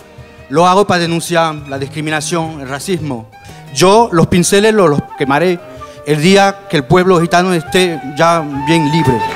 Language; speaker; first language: Spanish; early bilingual, other home language; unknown